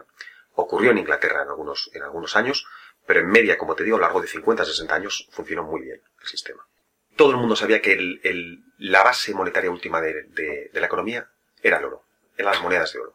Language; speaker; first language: Spanish; native; Spanish